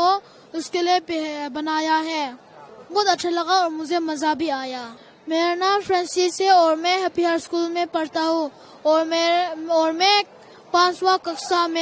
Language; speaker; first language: Hindi; non-native, local second language; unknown